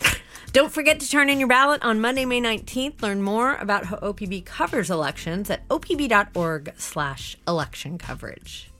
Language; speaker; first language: English; native; English